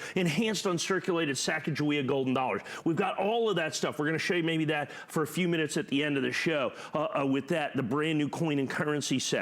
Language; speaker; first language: English; native; English